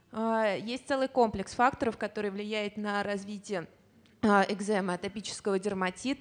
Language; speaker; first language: Russian; native; Russian